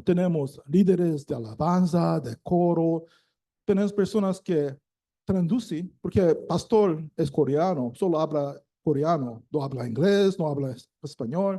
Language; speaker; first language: Spanish; non-native, learner; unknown